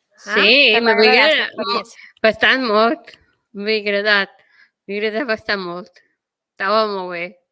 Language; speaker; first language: Catalan; non-native, local second language; Spanish